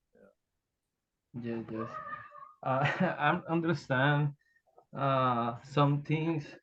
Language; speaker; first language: English; non-native, learner; Spanish